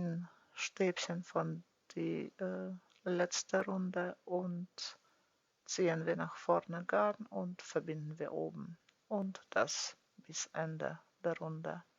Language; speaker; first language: German; non-native, fluent; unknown